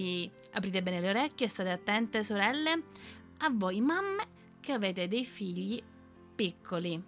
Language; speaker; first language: Italian; native; Italian